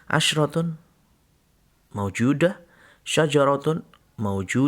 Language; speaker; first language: Arabic; non-native, fluent; Indonesian